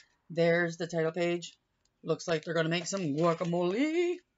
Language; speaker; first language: English; native; English